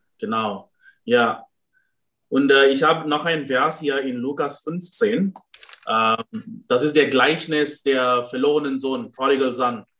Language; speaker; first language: German; non-native, fluent; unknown